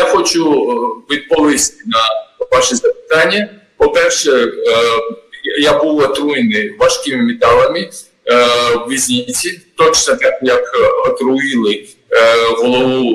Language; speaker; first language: Ukrainian; non-native, fluent; Georgian